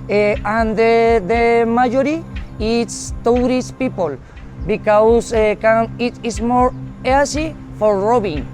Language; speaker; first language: English; non-native, learner; Spanish